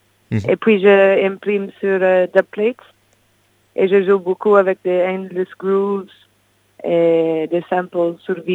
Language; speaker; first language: French; non-native, fluent; English